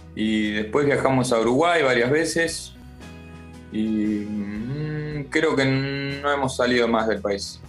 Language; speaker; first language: Spanish; native; Spanish